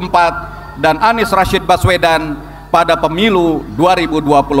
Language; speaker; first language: Indonesian; native; Indonesian